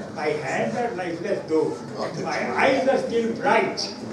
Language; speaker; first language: English; non-native, local second language; Urdu